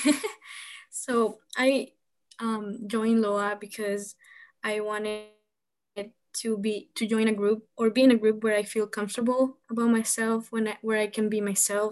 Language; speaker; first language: English; non-native, fluent; Spanish